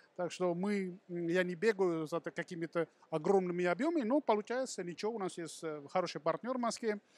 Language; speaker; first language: Russian; non-native, fluent; Sinhala